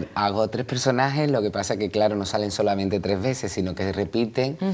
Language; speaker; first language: Spanish; native; Spanish